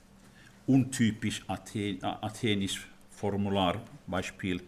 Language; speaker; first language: German; non-native, fluent; Finnish